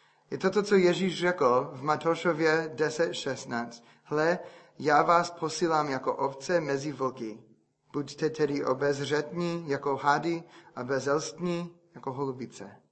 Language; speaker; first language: Czech; non-native, fluent; English